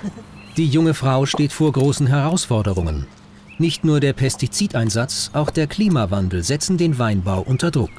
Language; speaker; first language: German; native; German